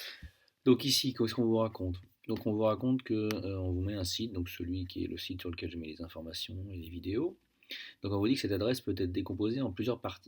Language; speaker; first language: French; native; French